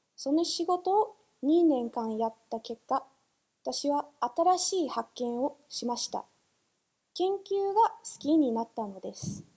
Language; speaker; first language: Japanese; non-native, fluent; English